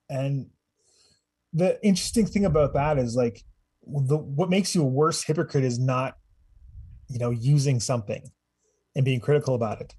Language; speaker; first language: English; native; English